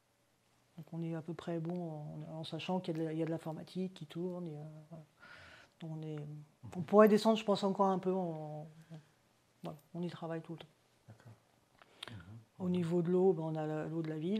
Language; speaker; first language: French; native; French